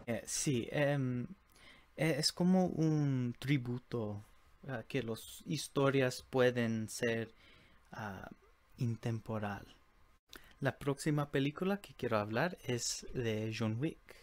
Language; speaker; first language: Spanish; early bilingual, heritage; Spanish